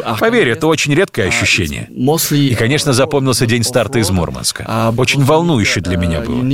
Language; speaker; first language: Russian; non-native, learner; French